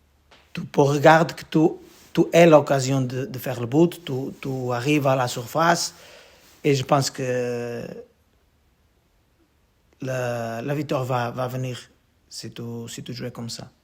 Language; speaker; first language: French; non-native, learner; Portuguese